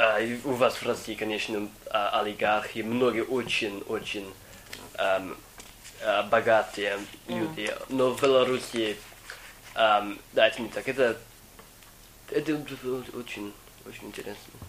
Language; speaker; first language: Russian; non-native, fluent; English